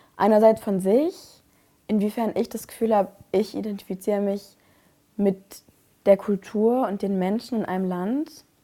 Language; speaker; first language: German; native; German